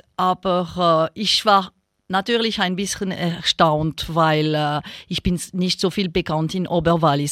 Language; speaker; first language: German; non-native, local second language; French